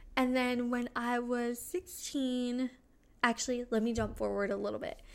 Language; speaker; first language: English; native; English